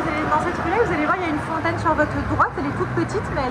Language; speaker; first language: French; native; French